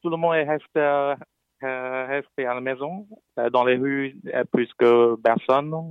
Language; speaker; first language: French; non-native, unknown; Chinese